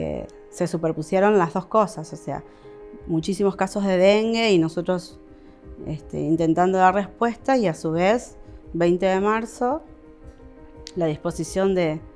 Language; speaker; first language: Spanish; native; Spanish